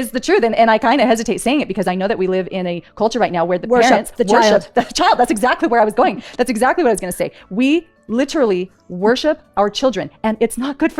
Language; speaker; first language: English; native; English